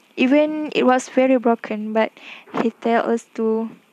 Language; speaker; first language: English; non-native, local second language; Malay